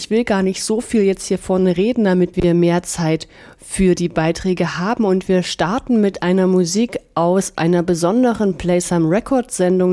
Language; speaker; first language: German; native; German